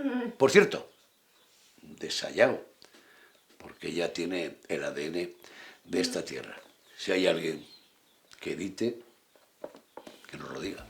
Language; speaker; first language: Spanish; native; Spanish